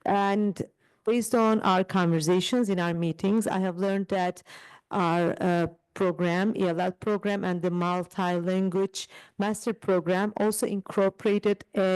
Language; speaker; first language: English; non-native, fluent; Turkish